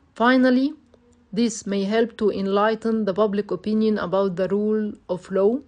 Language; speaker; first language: English; non-native, fluent; Arabic